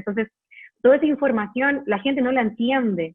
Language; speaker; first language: Spanish; native; Spanish